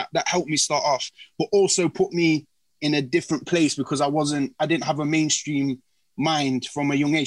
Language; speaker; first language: English; native; English